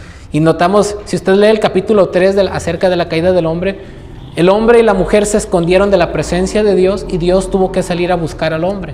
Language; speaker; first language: Spanish; native; Spanish